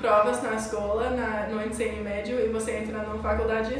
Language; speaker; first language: Portuguese; non-native, learner; English